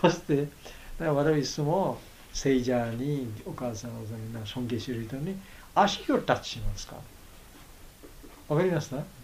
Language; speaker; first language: Japanese; non-native, learner; Bangla